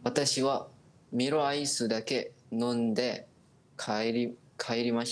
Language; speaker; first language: Japanese; non-native, learner; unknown